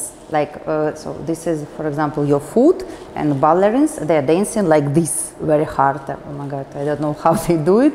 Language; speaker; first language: English; non-native, fluent; Russian